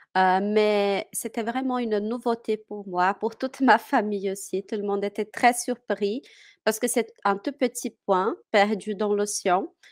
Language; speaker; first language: French; non-native, fluent; Portuguese